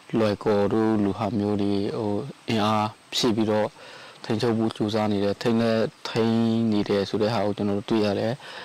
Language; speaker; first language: Burmese; non-native, local second language; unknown